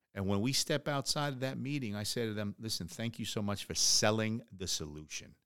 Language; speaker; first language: English; early bilingual, other home language; Spanish